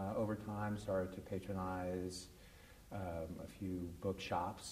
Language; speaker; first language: English; native; English